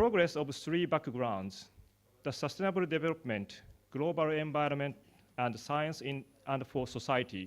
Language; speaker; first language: English; non-native, fluent; Japanese